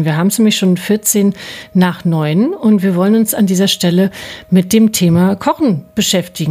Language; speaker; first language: German; native; German